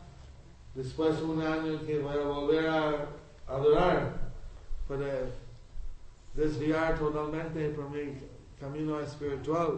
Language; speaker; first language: Spanish; non-native, learner; English